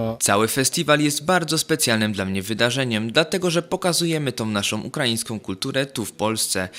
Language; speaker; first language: Polish; non-native, fluent; Ukrainian